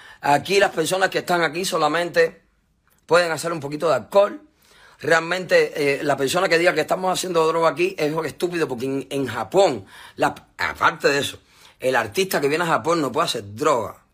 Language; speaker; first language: Spanish; native; Spanish